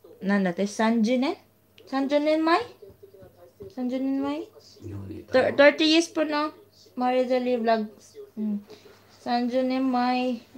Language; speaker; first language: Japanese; non-native, learner; Filipino